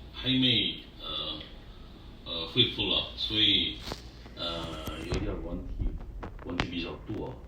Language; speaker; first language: Chinese; non-native, learner; Korean